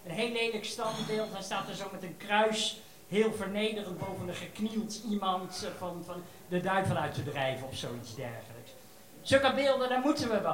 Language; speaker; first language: Dutch; native; Dutch